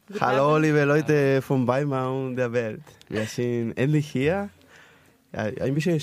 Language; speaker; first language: German; non-native, learner; Spanish